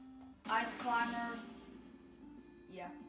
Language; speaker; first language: English; native; English